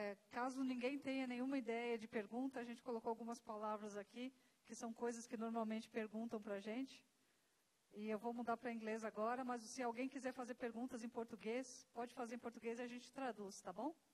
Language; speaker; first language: Portuguese; native; Portuguese